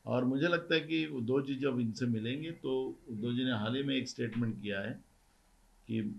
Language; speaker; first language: Hindi; non-native, local second language; Marathi